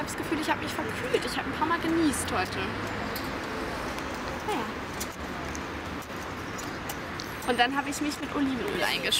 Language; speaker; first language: German; native; German